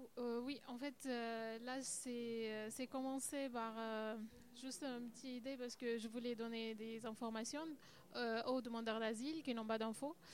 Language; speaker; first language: French; non-native, learner; Arabic